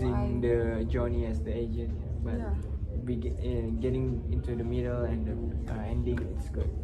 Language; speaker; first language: English; non-native, local second language; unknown